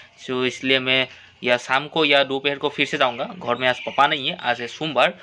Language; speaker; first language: Hindi; non-native, local second language; Assamese